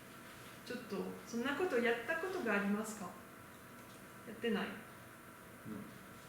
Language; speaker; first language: Japanese; non-native, learner; French